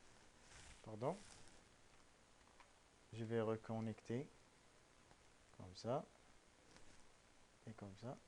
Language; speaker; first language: French; non-native, local second language; Arabic